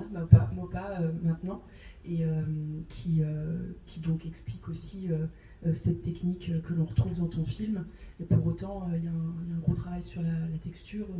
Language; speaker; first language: French; native; French